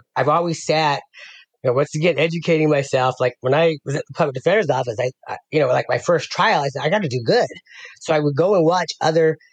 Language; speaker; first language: English; native; English